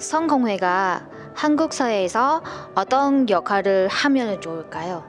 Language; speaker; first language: Korean; non-native, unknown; Vietnamese